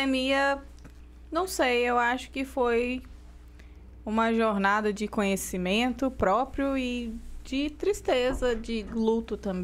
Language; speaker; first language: Portuguese; native; Portuguese